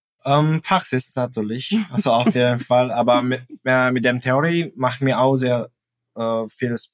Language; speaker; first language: German; non-native, fluent; Indonesian